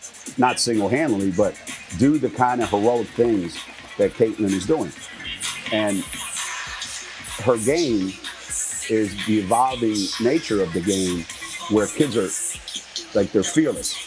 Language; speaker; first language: English; native; English